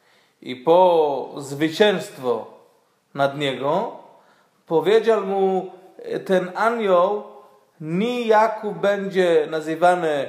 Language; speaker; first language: Polish; non-native, fluent; Hebrew